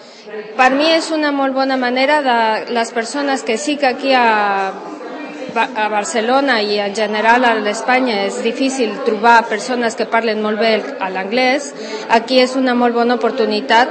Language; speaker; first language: Catalan; non-native, local second language; Spanish